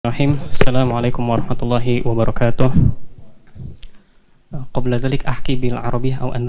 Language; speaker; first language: Arabic; non-native, fluent; Indonesian